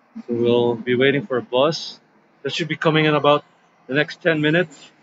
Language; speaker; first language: English; native; English